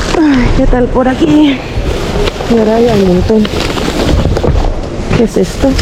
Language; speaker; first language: Spanish; non-native, learner; Filipino